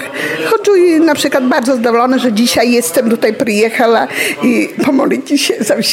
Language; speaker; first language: Polish; non-native, local second language; Ukrainian